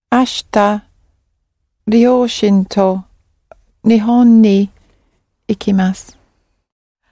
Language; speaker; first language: Japanese; non-native, learner; English